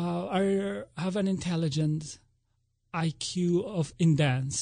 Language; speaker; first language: English; non-native, local second language; Filipino